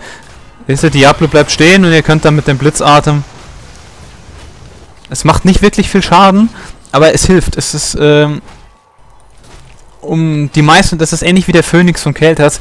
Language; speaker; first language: German; native; German